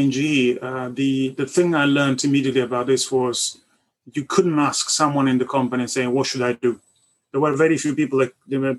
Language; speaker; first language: English; non-native, fluent; Italian